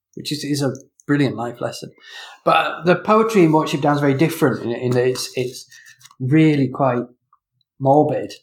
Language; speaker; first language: English; native; English